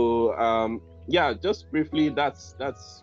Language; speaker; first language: English; non-native, local second language; Yoruba